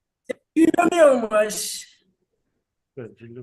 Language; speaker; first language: Turkish; non-native, learner; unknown